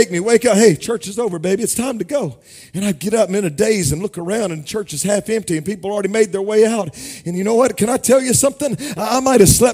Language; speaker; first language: English; native; English